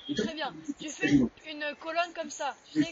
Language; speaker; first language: French; native; French